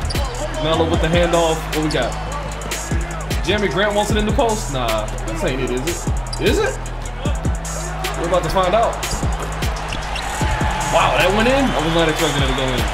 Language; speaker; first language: English; native; English